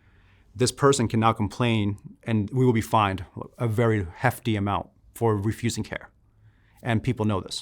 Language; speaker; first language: English; native; English